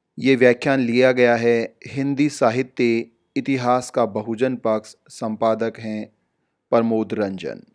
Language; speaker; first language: Hindi; native; Hindi